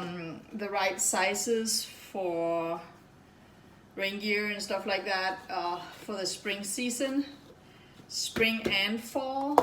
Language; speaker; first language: English; non-native, fluent; Danish